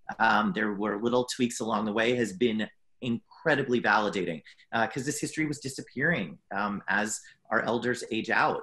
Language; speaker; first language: English; native; English